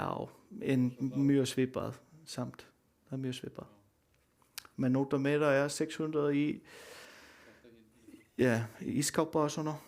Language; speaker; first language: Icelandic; non-native, learner; Danish